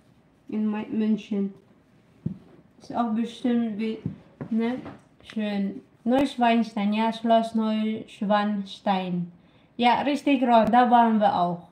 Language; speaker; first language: German; non-native, learner; Filipino